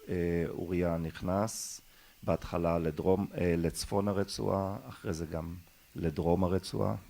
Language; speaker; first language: Hebrew; early bilingual, other home language; German